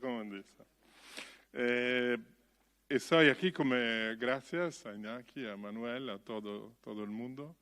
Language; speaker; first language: Spanish; non-native, learner; Italian